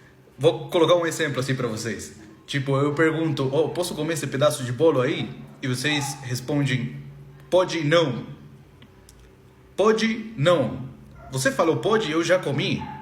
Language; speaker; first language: Portuguese; non-native, fluent; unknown